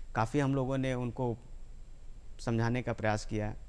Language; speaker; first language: Hindi; native; Hindi